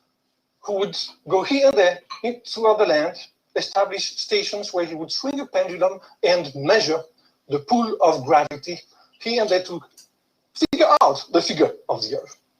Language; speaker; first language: English; non-native, fluent; French